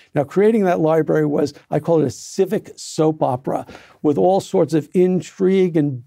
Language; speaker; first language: English; native; English